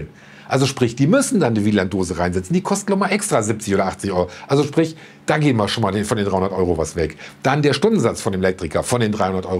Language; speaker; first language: German; native; German